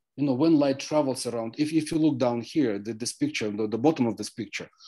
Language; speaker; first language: English; non-native, fluent; Russian